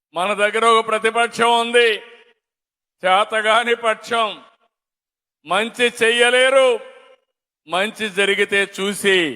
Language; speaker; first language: Telugu; native; Telugu